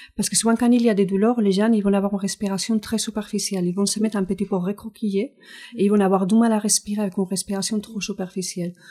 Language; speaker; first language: French; non-native, fluent; Spanish